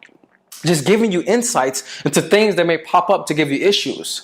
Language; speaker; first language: English; native; English